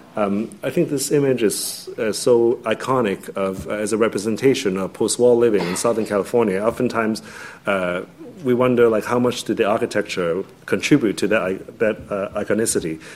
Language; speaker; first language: English; non-native, local second language; Cantonese